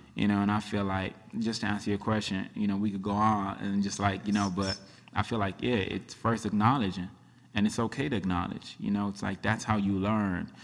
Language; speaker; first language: English; early bilingual, other home language; Akan